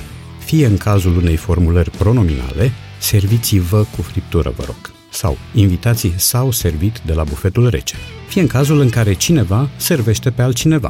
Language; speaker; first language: Romanian; native; Romanian